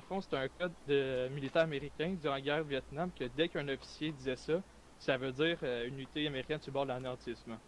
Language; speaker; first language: French; native; French